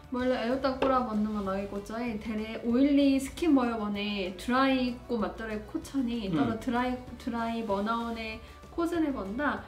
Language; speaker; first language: Nepali; non-native, fluent; Korean